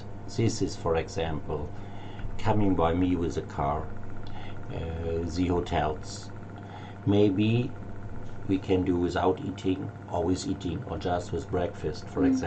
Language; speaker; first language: English; non-native, learner; German